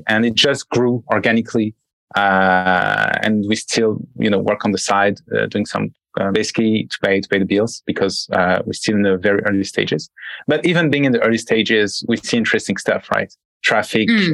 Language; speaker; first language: English; non-native, fluent; French